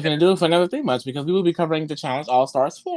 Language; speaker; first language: English; native; English